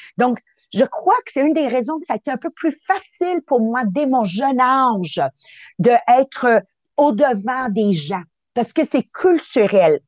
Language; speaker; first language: French; early bilingual, other home language; Italian